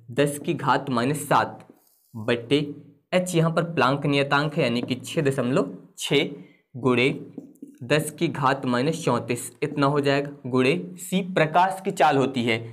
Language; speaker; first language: Hindi; native; Hindi